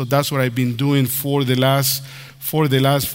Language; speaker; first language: English; non-native, fluent; Spanish